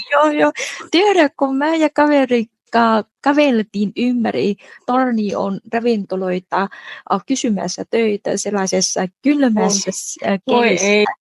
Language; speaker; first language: Finnish; non-native, fluent; Vietnamese